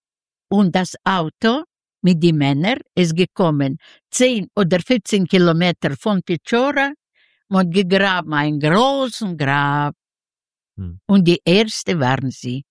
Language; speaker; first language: German; non-native, learner; Yiddish